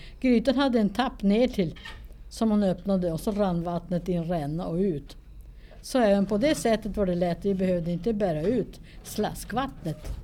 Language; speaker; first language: Swedish; native; Swedish